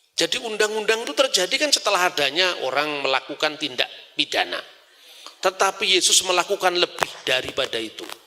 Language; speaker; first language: Indonesian; non-native, local second language; Javanese